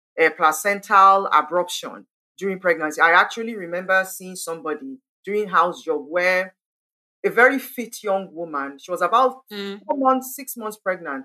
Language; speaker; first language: English; non-native, local second language; Igbo